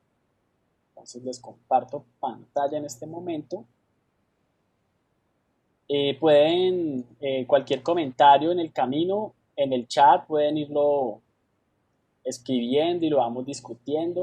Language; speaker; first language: Spanish; native; Spanish